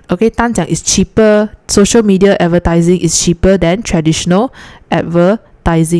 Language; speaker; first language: English; non-native, local second language; Chinese